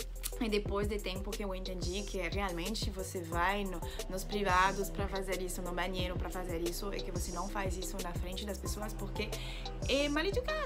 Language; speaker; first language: Portuguese; non-native, fluent; French